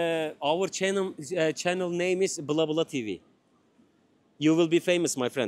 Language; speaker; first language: English; non-native, learner; Turkish